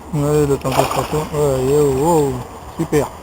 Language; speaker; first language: French; native; French